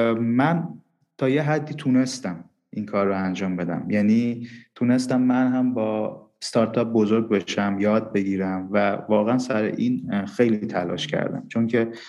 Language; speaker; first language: Persian; non-native, local second language; Armenian